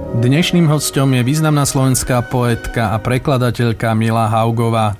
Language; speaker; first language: Slovak; native; Slovak